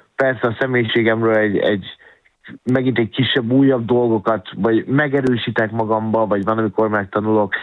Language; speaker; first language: Hungarian; native; Hungarian